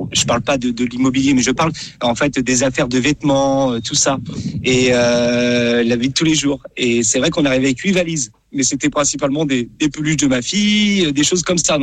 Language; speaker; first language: French; native; French